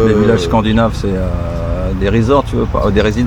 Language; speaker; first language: French; native; French